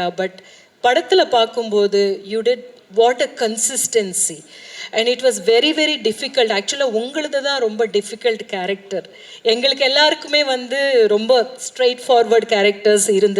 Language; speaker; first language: Tamil; native; Tamil